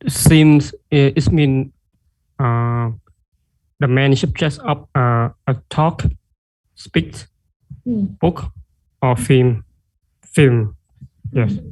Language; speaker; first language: English; non-native, learner; Vietnamese